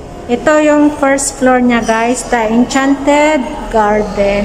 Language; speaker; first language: English; non-native, local second language; Filipino